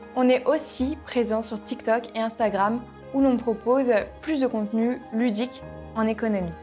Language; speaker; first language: French; native; French